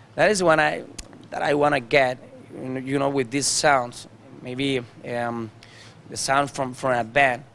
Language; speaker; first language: English; non-native, learner; Spanish